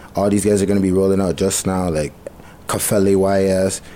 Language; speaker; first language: English; native; English